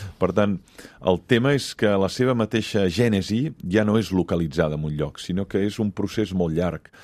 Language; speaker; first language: Catalan; native; Catalan